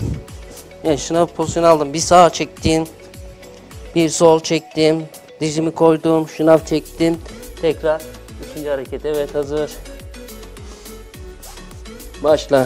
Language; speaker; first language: Turkish; native; Turkish